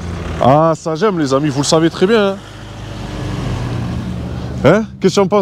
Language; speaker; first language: French; native; French